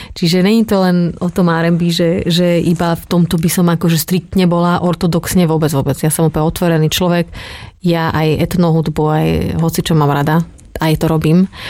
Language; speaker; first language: Slovak; native; Slovak